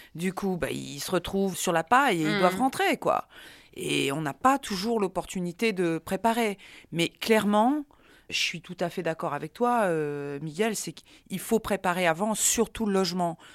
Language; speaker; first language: French; native; French